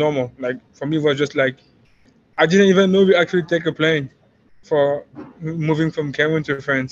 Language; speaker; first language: English; non-native, fluent; French